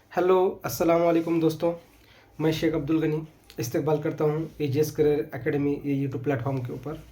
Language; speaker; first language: Hindi; non-native, local second language; Urdu